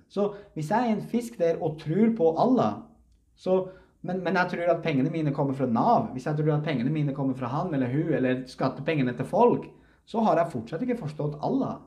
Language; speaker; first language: Norwegian; early bilingual, other home language; Uzbek